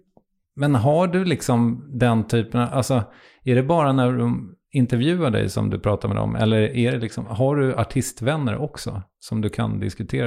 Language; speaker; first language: Swedish; native; Swedish